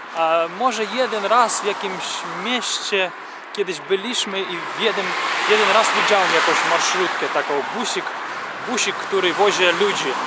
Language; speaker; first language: Polish; non-native, fluent; Russian